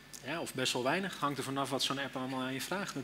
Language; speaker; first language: Dutch; native; Dutch